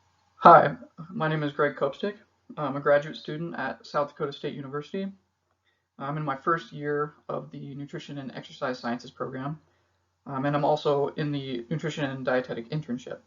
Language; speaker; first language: English; native; English